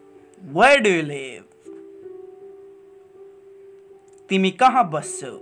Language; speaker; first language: English; non-native, learner; Nepali